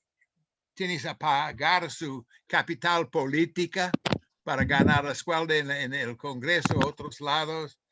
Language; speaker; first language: Spanish; non-native, fluent; English